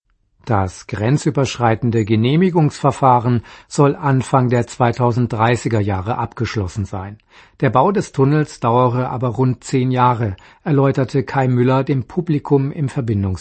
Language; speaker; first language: German; native; German